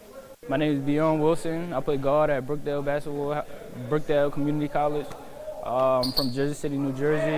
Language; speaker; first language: English; native; English